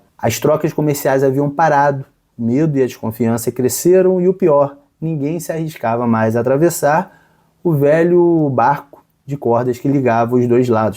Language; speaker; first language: Portuguese; native; Portuguese